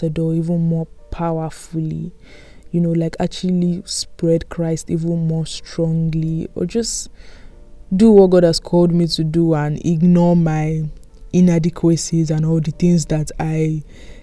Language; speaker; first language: English; non-native, local second language; Yoruba